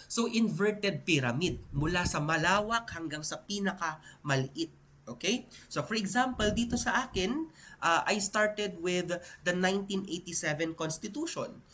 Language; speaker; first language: Filipino; non-native, local second language; Iloko